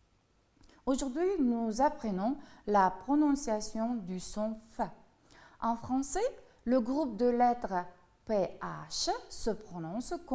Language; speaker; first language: French; non-native, fluent; Uzbek